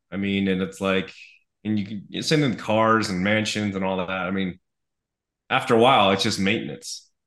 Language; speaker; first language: English; native; English